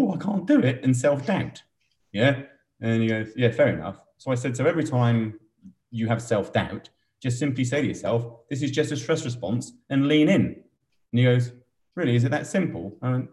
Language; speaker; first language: English; native; English